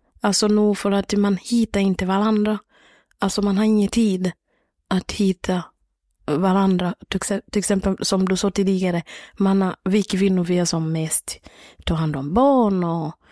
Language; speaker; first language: Swedish; non-native, learner; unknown